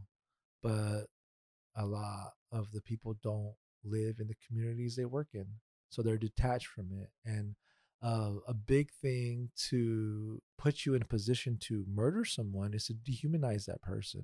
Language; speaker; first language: English; early bilingual, other home language; Spanish